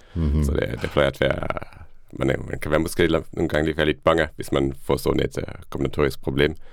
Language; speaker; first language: Danish; non-native, fluent; Luxembourgish